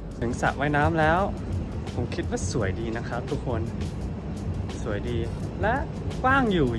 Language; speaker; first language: Thai; non-native, fluent; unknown